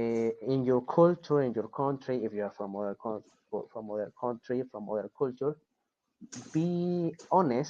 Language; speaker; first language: English; non-native, fluent; Spanish